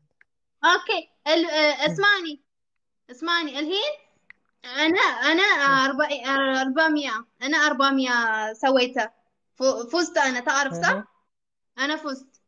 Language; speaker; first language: Arabic; non-native, learner; Amharic